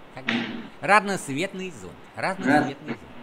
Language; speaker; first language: Russian; non-native, fluent; Vietnamese